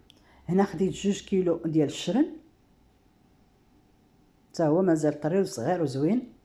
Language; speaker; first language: Arabic; native; Arabic